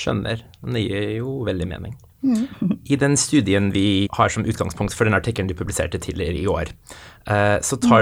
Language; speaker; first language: Norwegian; native; Norwegian